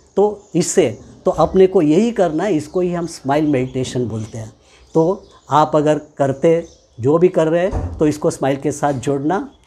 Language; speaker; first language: Hindi; non-native, local second language; Marathi